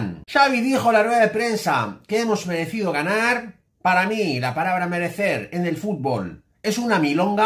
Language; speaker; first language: Spanish; native; Spanish